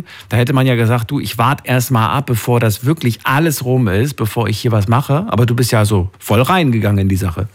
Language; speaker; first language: German; native; German